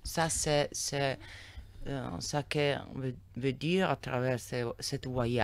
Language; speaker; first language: French; non-native, learner; Italian